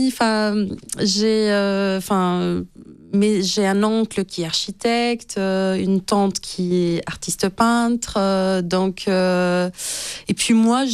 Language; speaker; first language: French; non-native, local second language; Arabic